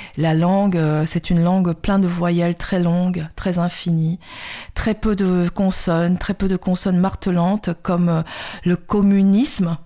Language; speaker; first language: French; early bilingual, other home language; Khmer